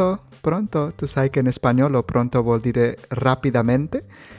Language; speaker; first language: Italian; non-native, learner; Spanish